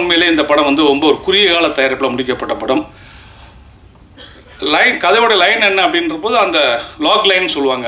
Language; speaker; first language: Tamil; native; Tamil